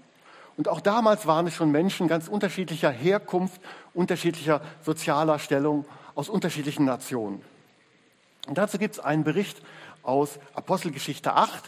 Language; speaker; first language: German; native; German